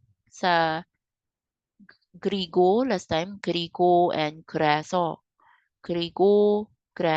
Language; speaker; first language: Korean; non-native, learner; Kinaray-a